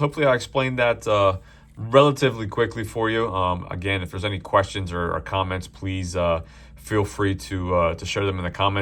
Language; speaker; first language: English; native; English